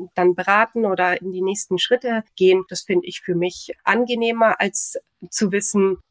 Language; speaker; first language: German; native; German